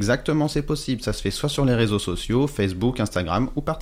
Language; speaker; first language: French; native; French